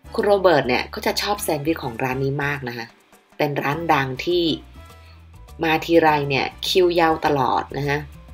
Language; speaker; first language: Thai; native; Thai